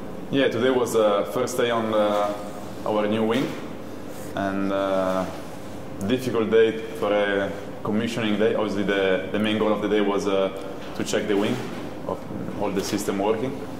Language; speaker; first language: English; non-native, fluent; Italian